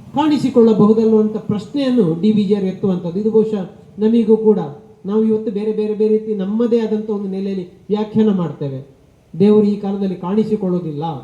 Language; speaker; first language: Kannada; non-native, local second language; Tulu